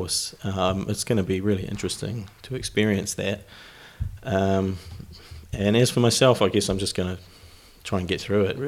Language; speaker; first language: English; native; English